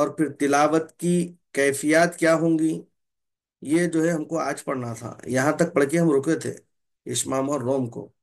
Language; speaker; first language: Urdu; native; Urdu